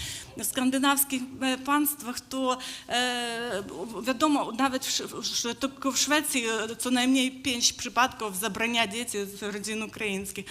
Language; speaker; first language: Polish; non-native, learner; Ukrainian